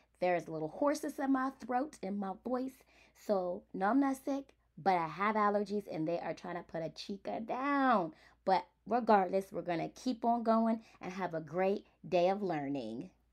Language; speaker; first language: English; early bilingual, other home language; Spanish